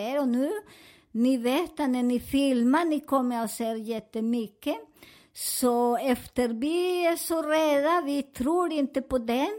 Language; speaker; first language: Swedish; non-native, learner; Spanish